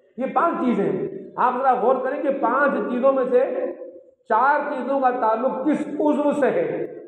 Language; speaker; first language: Urdu; non-native, local second language; Sindhi